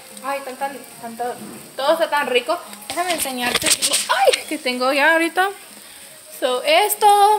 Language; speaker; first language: Spanish; early bilingual, other home language; English